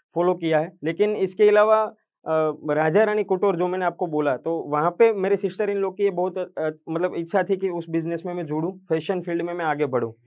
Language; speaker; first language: Hindi; non-native, local second language; Gujarati